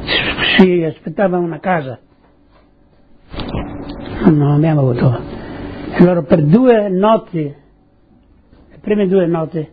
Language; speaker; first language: Italian; early bilingual, heritage; Italian